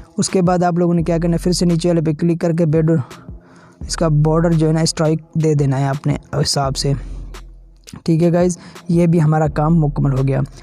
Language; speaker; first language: Urdu; non-native, local second language; Sindhi